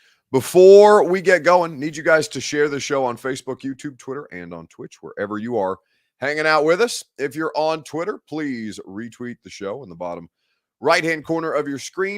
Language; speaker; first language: English; native; English